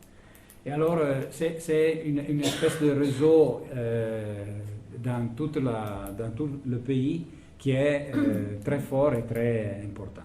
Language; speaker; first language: French; non-native, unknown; Italian